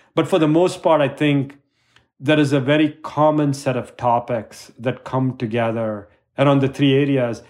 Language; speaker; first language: English; non-native, local second language; Tamil